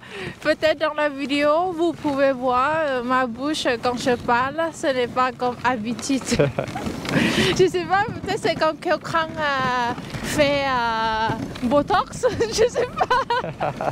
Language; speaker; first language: French; non-native, learner; Thai